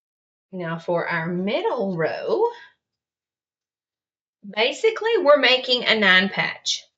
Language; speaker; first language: English; native; English